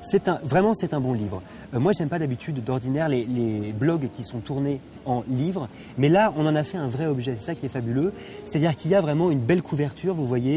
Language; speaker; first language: French; native; French